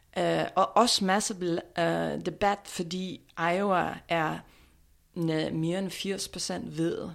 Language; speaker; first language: Danish; non-native, fluent; English